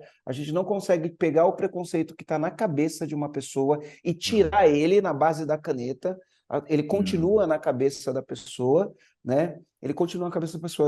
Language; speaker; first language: Portuguese; native; Portuguese